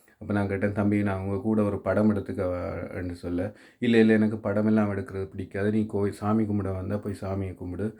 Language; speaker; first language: Tamil; native; Tamil